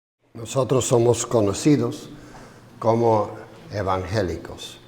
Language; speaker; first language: Spanish; non-native, fluent; English